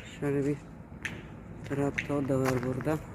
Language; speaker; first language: Turkish; early bilingual, heritage; Turkish